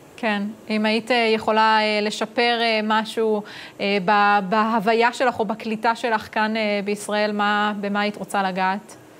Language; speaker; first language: Hebrew; native; Hebrew